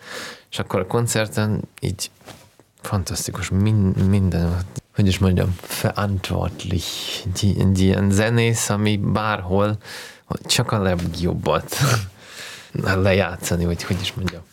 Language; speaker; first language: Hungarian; non-native, fluent; Russian